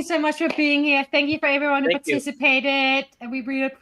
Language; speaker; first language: English; native; English